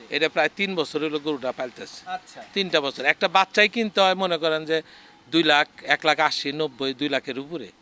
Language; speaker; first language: Bangla; native; Bangla